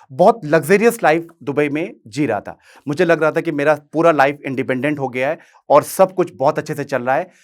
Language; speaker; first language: Hindi; native; Hindi